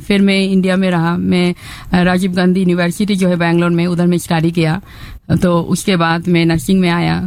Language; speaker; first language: Hindi; non-native, fluent; Bangla